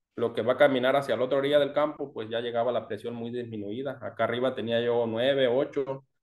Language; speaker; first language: Spanish; native; Spanish